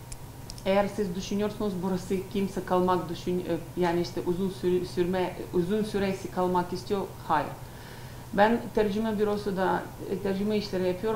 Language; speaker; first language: Turkish; non-native, learner; Ukrainian